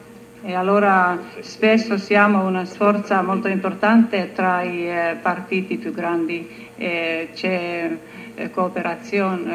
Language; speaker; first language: Italian; non-native, learner; Finnish